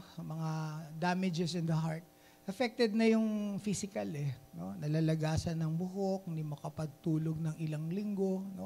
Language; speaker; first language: Filipino; native; Filipino